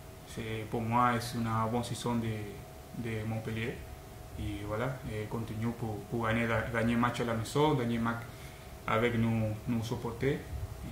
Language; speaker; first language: French; non-native, learner; Spanish